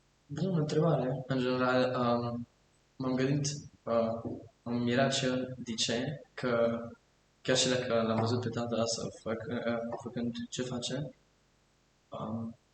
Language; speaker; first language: Romanian; early bilingual, heritage; German